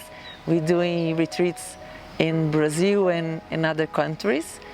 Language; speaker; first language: English; non-native, learner; Portuguese